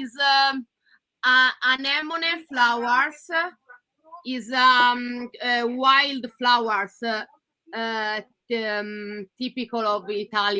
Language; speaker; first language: English; non-native, learner; Italian